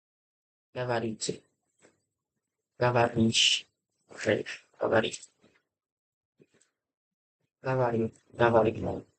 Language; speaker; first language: Russian; non-native, learner; English